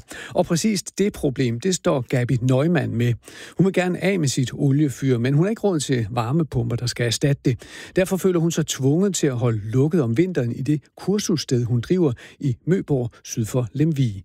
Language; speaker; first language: Danish; native; Danish